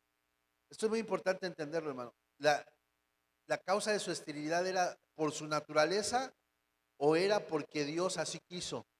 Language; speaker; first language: Spanish; native; Spanish